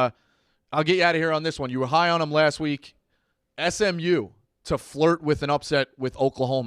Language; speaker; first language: English; native; English